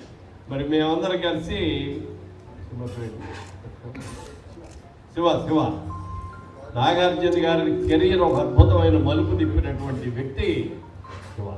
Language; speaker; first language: Telugu; native; Telugu